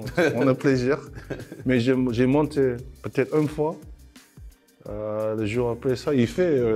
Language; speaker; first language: French; non-native, learner; English